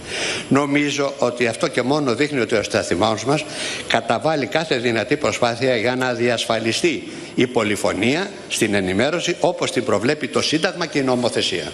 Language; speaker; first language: Greek; native; Greek